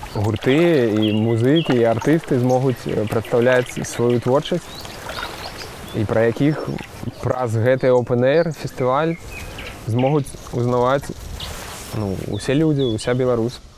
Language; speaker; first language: Belarusian; non-native, local second language; Russian